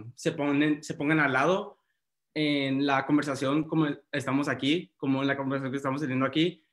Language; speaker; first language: Spanish; early bilingual, heritage; Spanish